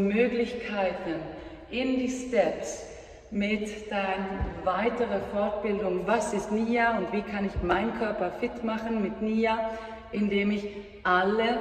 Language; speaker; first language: German; non-native, fluent; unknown